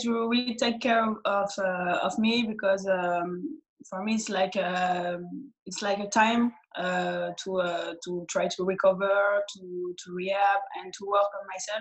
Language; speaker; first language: English; non-native, fluent; French